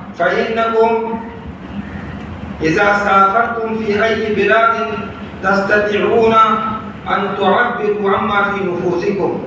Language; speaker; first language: Arabic; non-native, fluent; Urdu